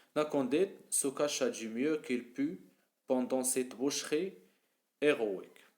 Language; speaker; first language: French; non-native, local second language; Arabic